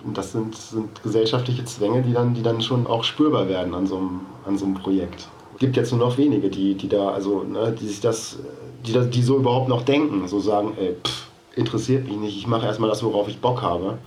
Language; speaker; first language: German; native; German